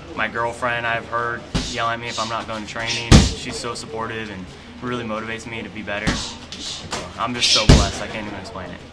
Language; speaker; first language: English; native; English